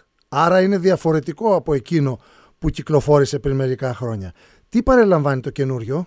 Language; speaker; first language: Greek; native; Greek